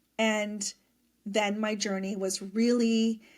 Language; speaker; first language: English; native; English